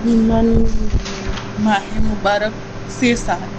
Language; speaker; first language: Persian; non-native, learner; Urdu